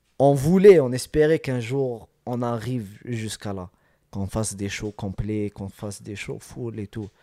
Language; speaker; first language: French; early bilingual, other home language; Arabic